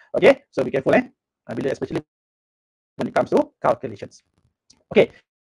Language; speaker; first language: English; non-native, local second language; Malay